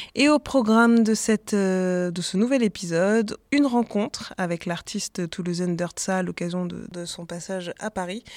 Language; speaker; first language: French; native; French